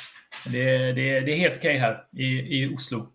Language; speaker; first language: Swedish; native; Swedish